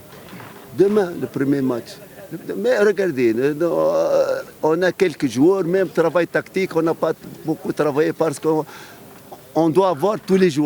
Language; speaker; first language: French; non-native, local second language; Arabic